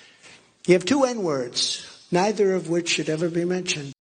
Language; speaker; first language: English; native; English